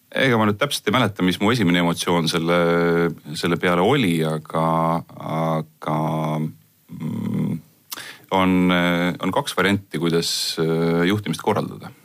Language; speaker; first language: Estonian; native; Estonian